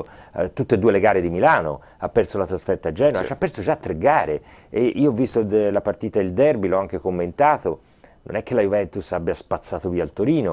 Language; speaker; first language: Italian; native; Italian